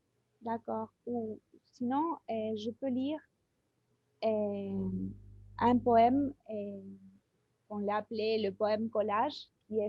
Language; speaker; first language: French; non-native, fluent; Spanish